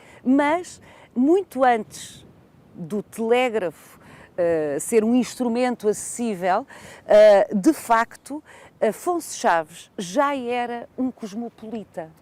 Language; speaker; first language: Portuguese; native; Portuguese